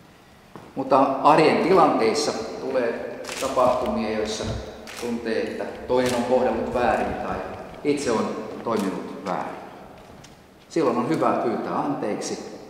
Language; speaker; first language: Finnish; native; Finnish